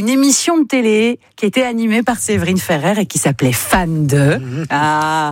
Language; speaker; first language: French; native; French